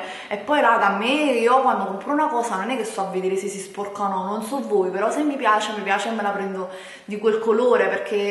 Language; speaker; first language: Italian; native; Italian